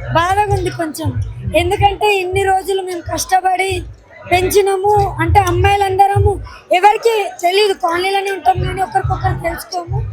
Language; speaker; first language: Telugu; non-native, local second language; Lambadi